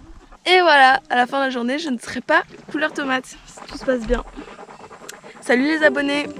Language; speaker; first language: French; native; French